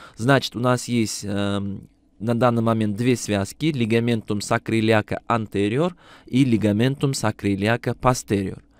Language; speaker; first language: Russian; non-native, local second language; Uzbek